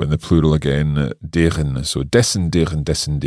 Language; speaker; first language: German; non-native, learner; English